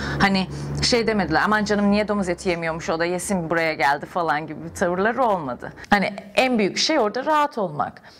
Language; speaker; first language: Turkish; native; Turkish